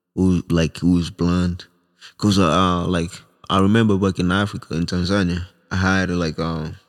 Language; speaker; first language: English; non-native, local second language; Swahili